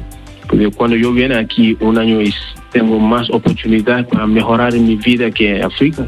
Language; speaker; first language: Spanish; non-native, learner; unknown